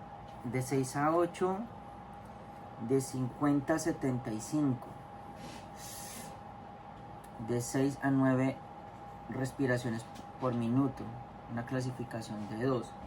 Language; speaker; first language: Spanish; native; Spanish